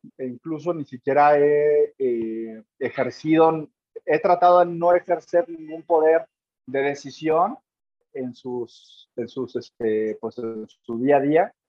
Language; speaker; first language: Spanish; native; Spanish